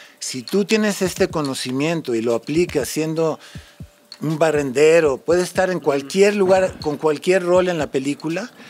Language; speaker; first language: Spanish; native; Spanish